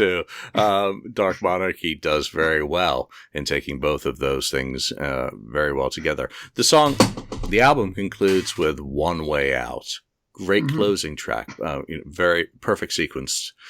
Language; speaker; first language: English; native; English